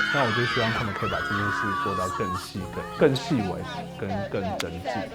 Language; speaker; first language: Chinese; native; Chinese